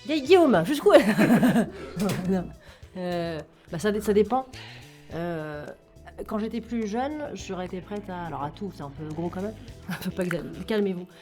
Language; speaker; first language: French; native; French